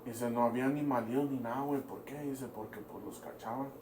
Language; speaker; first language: Spanish; early bilingual, heritage; Spanish